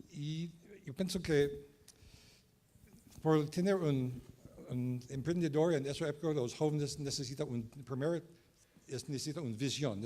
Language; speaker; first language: Spanish; non-native, learner; English